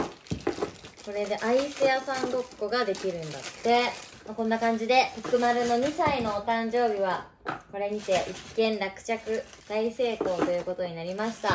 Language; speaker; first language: Japanese; native; Japanese